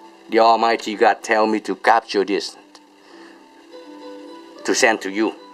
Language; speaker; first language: English; non-native, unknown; Vietnamese